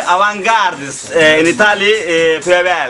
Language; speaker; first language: Italian; non-native, learner; Turkish